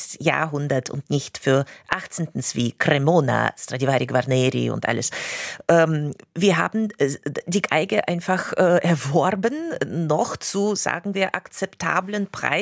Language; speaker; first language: German; non-native, fluent; Russian